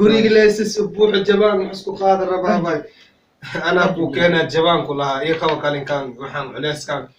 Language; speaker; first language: Arabic; non-native, learner; Somali